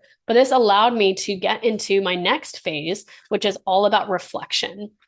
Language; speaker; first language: English; native; English